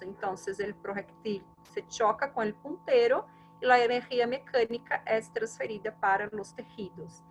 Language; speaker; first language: Spanish; non-native, fluent; Portuguese